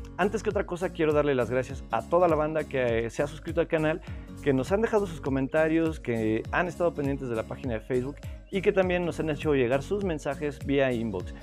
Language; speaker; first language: Spanish; native; Spanish